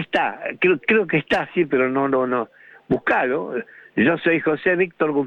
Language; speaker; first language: Spanish; native; Spanish